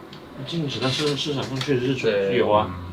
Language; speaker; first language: Chinese; native; Chinese